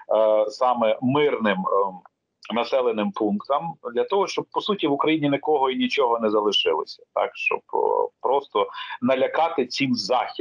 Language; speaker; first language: Ukrainian; native; Ukrainian